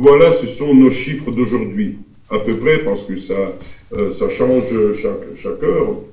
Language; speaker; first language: French; non-native, fluent; Russian